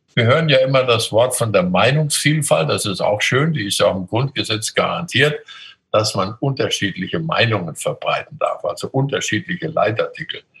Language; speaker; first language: German; native; German